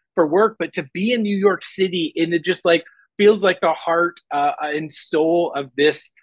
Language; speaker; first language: English; native; English